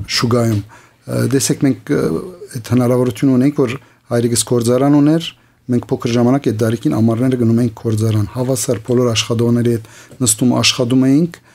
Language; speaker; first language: Armenian; early bilingual, heritage; Armenian